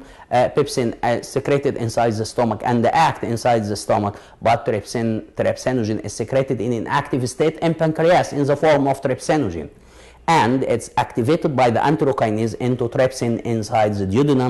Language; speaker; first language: English; non-native, local second language; Arabic